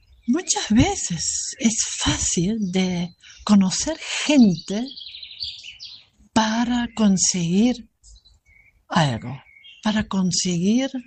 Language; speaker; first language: Spanish; non-native, fluent; German